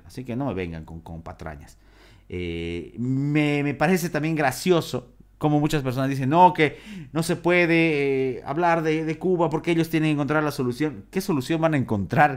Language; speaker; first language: Spanish; native; Spanish